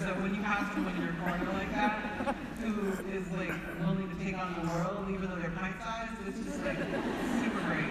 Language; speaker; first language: English; native; English